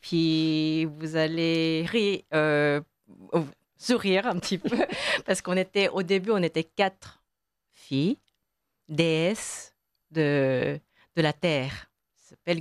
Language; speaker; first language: French; non-native, fluent; Korean